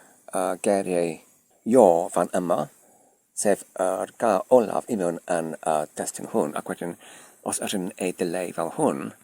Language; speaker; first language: Welsh; non-native, learner; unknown